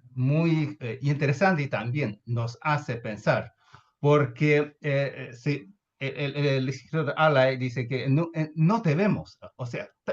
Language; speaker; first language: Spanish; non-native, fluent; Chinese